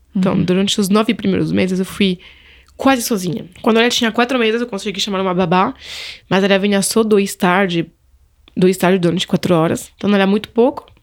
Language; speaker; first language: Portuguese; non-native, fluent; French